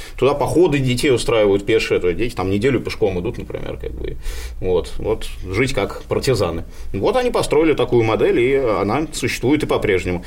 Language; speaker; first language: Russian; native; Russian